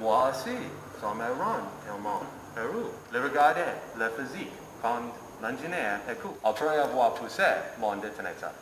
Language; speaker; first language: French; non-native, learner; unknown